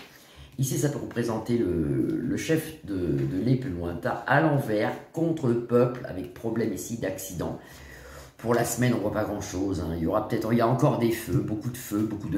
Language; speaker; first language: French; native; French